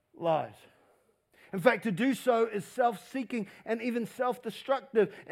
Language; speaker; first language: English; native; English